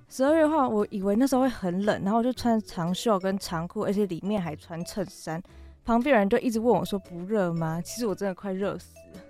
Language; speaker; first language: Chinese; native; Chinese